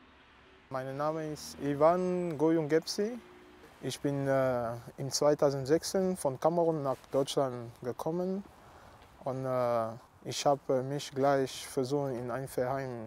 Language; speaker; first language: German; non-native, learner; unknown